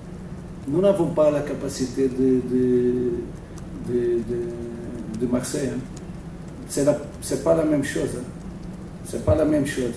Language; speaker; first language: French; non-native, learner; Portuguese